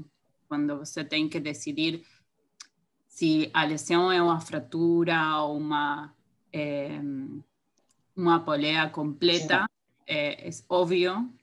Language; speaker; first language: Portuguese; non-native, fluent; Spanish